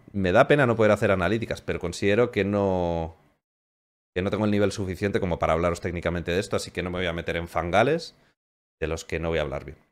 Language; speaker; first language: Spanish; native; Spanish